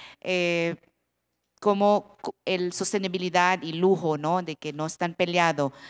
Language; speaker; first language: Spanish; non-native, fluent; Filipino